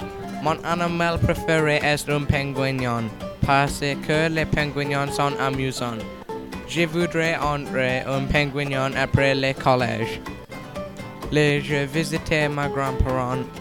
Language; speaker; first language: French; non-native, learner; English